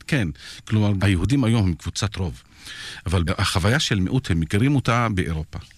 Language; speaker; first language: Hebrew; non-native, local second language; Arabic